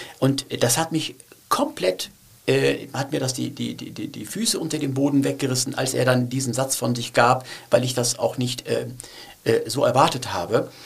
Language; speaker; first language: German; early bilingual, other home language; Turkish